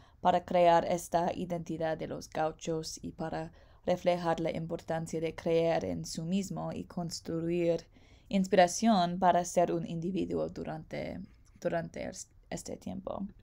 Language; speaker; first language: Spanish; non-native, learner; English